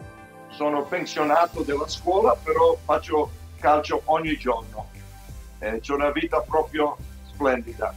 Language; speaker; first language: Italian; early bilingual, heritage; Italian